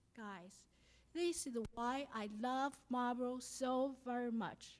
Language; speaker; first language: English; non-native, fluent; Chinese